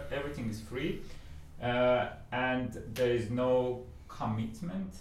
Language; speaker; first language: English; non-native, fluent; Persian